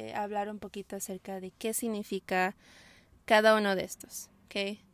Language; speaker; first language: Spanish; early bilingual, heritage; Spanish